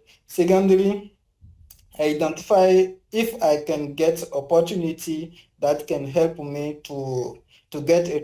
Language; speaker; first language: English; non-native, learner; French